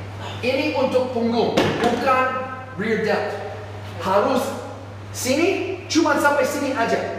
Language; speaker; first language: Indonesian; non-native, fluent; English